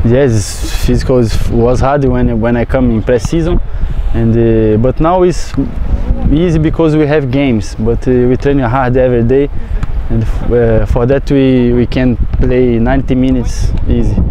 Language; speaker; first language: English; non-native, learner; Portuguese